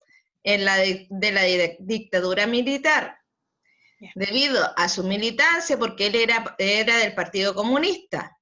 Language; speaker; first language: Spanish; native; Spanish